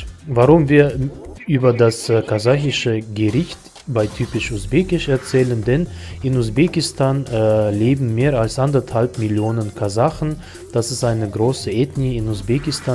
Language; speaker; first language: German; non-native, fluent; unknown